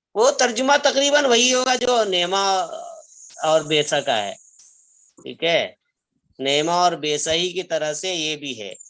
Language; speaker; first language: Urdu; native; Urdu